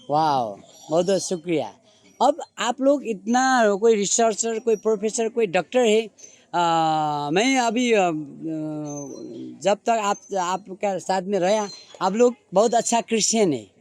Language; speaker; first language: Hindi; non-native, learner; Nepali